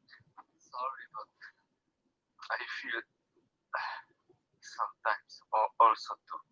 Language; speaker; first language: English; non-native, learner; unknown